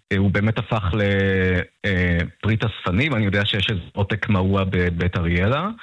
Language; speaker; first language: Hebrew; early bilingual, other home language; Russian